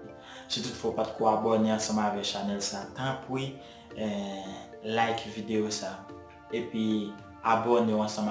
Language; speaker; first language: French; non-native, learner; Haitian Creole